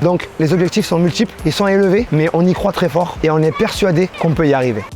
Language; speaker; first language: French; native; French